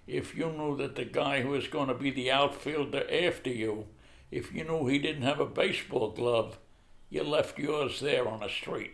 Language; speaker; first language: English; early bilingual, other home language; Yiddish